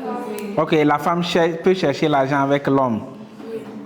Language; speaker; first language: French; non-native, local second language; Kinyarwanda